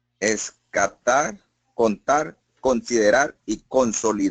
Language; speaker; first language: Spanish; native; Spanish